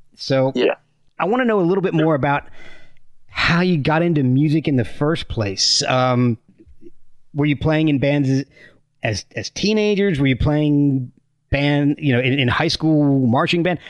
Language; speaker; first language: English; native; English